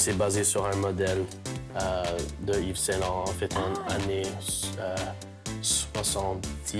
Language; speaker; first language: French; non-native, local second language; English